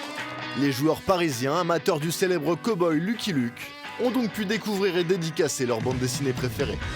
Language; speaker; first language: French; native; French